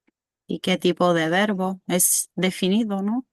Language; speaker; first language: Spanish; non-native, learner; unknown